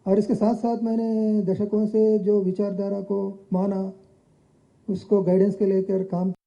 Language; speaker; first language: Hindi; non-native, local second language; Telugu